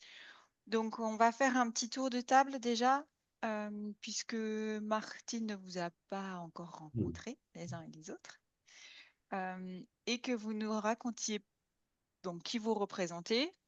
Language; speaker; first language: French; native; French